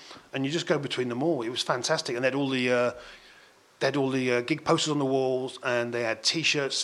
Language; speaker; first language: English; native; English